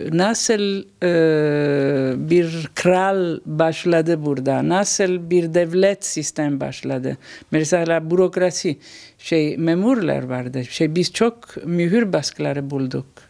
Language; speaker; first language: Turkish; non-native, learner; Italian